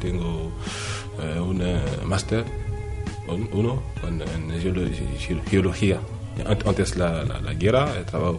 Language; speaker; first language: Spanish; non-native, learner; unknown